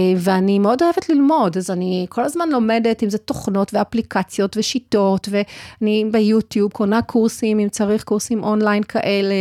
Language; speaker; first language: Hebrew; early bilingual, other home language; English